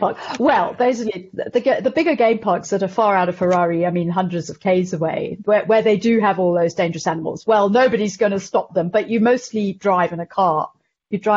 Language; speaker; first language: English; native; English